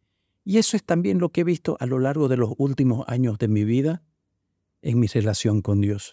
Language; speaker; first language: Spanish; native; Spanish